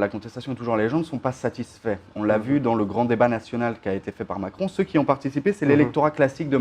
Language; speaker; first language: French; native; French